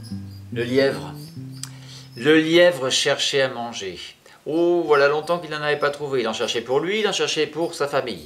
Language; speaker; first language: French; native; French